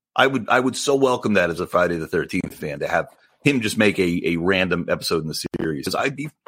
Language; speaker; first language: English; native; English